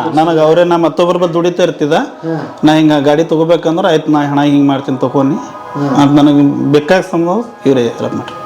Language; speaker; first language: Kannada; native; Kannada